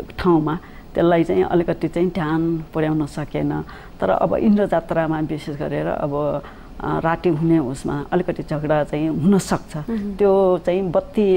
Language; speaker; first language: Nepali; non-native, local second language; Newari